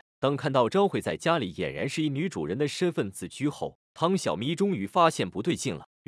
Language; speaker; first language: Chinese; native; Chinese